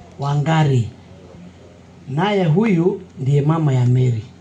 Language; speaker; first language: Swahili; non-native, local second language; Kikuyu